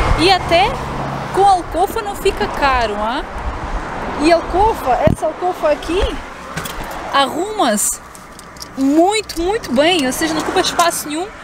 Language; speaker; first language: Portuguese; non-native, fluent; Ukrainian